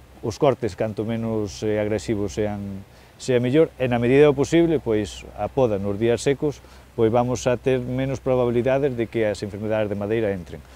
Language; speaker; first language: Galician; native; Galician